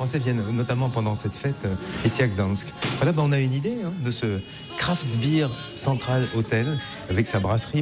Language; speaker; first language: French; native; French